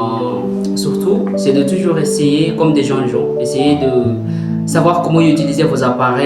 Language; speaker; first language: French; non-native, learner; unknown